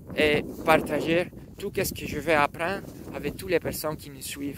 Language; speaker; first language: French; non-native, learner; Spanish